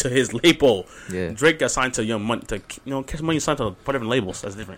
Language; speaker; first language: English; native; English